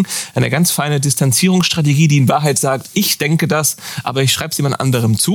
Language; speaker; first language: German; native; German